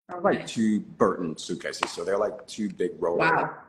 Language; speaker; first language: English; native; English